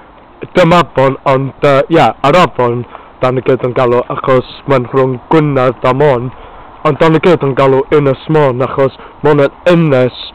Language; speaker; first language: Welsh; non-native, learner; English